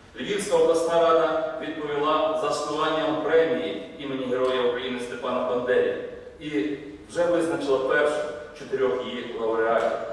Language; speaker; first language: Ukrainian; native; Ukrainian